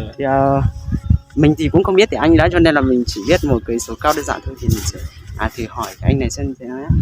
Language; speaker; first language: Vietnamese; non-native, local second language; Hmong